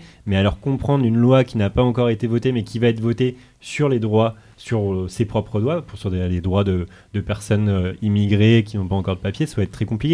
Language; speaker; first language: French; native; French